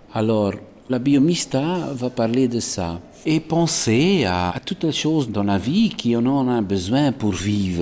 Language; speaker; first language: French; non-native, local second language; Dutch